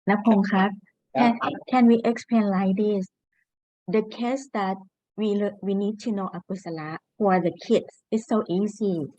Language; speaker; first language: English; non-native, learner; Thai